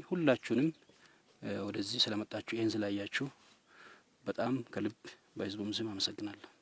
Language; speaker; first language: Amharic; non-native, local second language; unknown